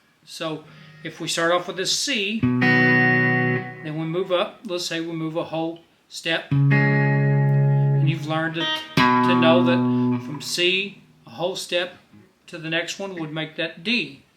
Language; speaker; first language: English; native; English